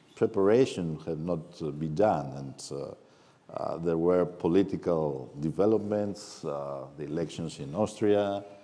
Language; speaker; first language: English; non-native, fluent; Greek